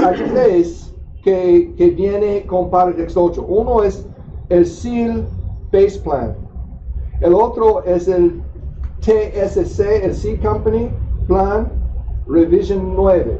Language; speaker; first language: Spanish; non-native, fluent; English